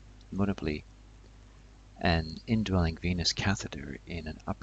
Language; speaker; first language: English; native; English